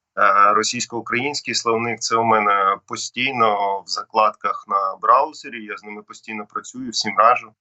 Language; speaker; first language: Ukrainian; non-native, local second language; Russian